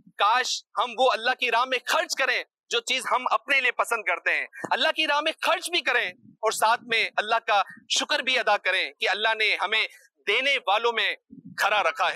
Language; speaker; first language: Urdu; native; Urdu